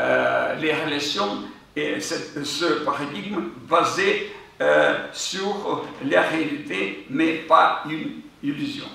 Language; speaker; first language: French; non-native, fluent; Ukrainian